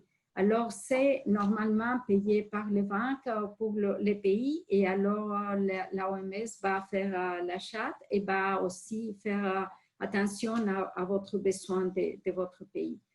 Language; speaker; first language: French; non-native, fluent; Spanish